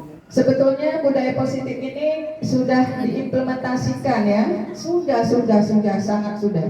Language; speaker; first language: Indonesian; native; Indonesian